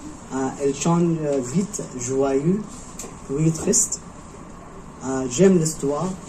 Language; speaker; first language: French; non-native, learner; Arabic